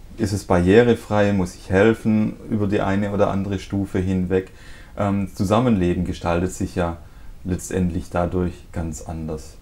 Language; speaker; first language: German; native; German